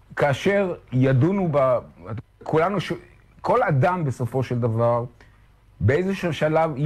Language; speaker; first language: Hebrew; native; Hebrew